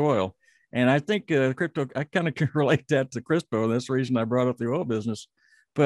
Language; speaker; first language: English; native; English